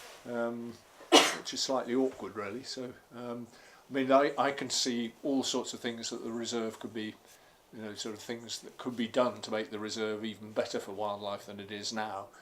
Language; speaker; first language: English; native; English